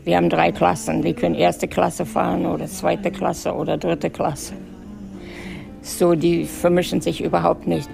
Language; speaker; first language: German; native; German